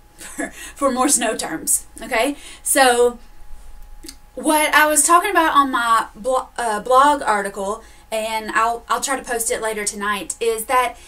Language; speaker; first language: English; native; English